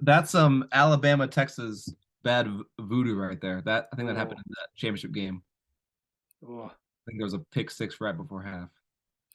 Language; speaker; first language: English; native; English